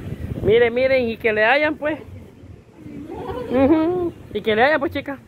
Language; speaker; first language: Spanish; native; Spanish